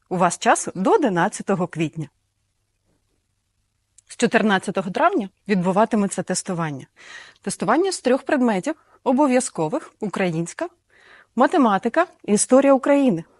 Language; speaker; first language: Ukrainian; native; Ukrainian